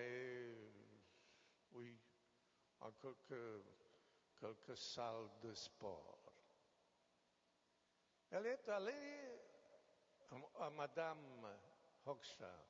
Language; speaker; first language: French; non-native, fluent; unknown